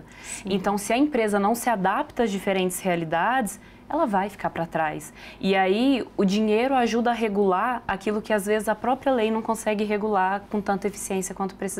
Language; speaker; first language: Portuguese; native; Portuguese